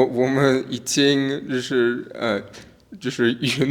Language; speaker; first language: Chinese; non-native, learner; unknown